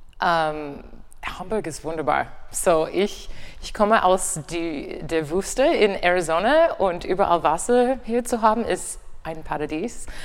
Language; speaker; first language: German; non-native, learner; English